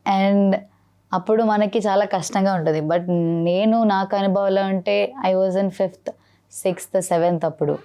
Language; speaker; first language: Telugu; non-native, learner; Malayalam